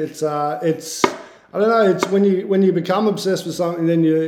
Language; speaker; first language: English; native; English